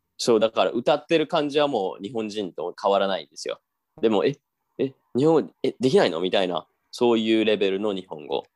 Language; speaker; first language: Japanese; native; Japanese